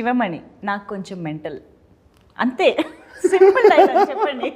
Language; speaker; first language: Telugu; native; Telugu